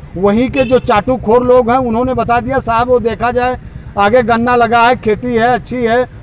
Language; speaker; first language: Hindi; native; Hindi